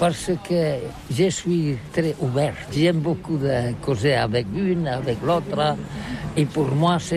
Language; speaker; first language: French; non-native, learner; Catalan